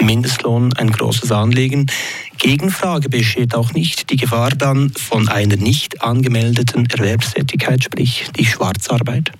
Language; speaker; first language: German; native; German